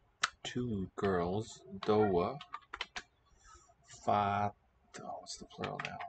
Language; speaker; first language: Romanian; non-native, learner; English